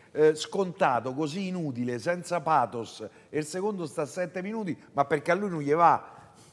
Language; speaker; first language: Italian; native; Italian